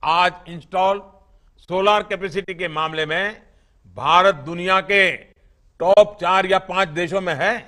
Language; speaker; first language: Hindi; non-native, local second language; Gujarati